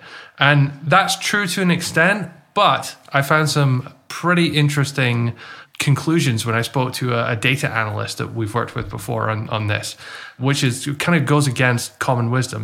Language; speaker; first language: English; native; English